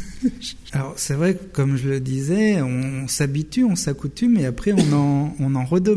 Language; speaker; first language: French; native; French